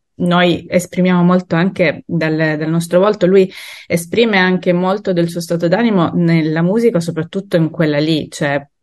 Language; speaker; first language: Italian; native; Italian